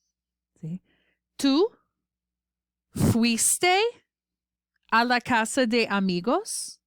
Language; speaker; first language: Spanish; non-native, fluent; English